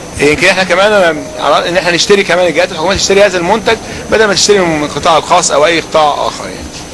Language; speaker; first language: Egyptian Arabic; native; Egyptian Arabic